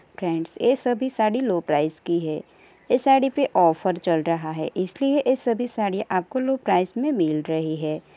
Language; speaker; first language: Hindi; native; Hindi